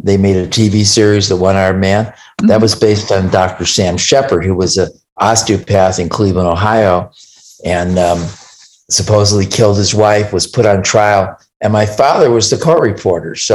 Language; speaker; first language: English; native; English